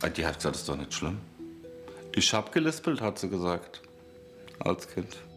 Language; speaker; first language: German; native; German